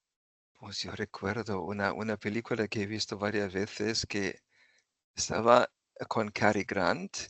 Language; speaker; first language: Spanish; non-native, fluent; German